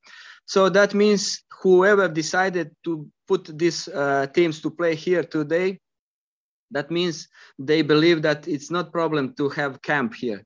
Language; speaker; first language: English; non-native, fluent; Croatian